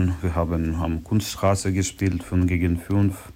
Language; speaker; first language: German; non-native, learner; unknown